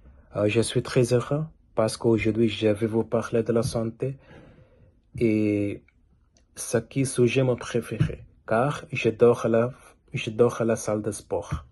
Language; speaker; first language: French; non-native, learner; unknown